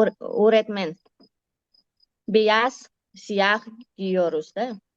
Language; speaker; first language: Turkish; non-native, learner; Uzbek